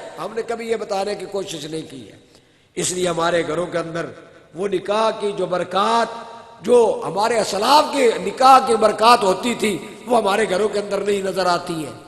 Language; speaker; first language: Urdu; non-native, local second language; Punjabi